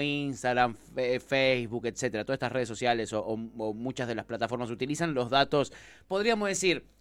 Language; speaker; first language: Spanish; native; Spanish